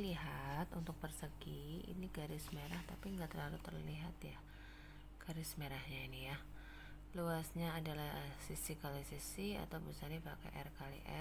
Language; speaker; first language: Indonesian; native; Indonesian